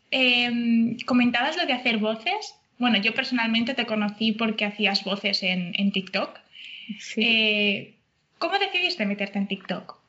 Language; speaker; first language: Spanish; native; Spanish